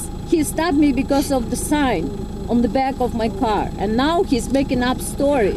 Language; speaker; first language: English; non-native, fluent; Ukrainian